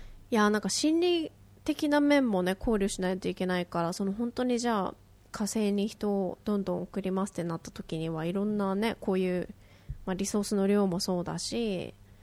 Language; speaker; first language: Japanese; native; Japanese